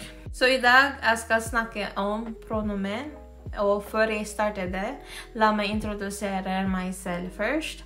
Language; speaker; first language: Norwegian; non-native, fluent; Filipino